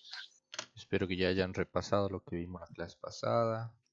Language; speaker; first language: Spanish; native; Spanish